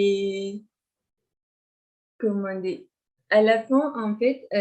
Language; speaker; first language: French; non-native, fluent; Turkish